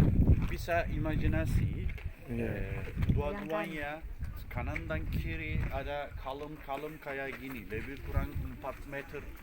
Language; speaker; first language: Indonesian; non-native, fluent; Turkish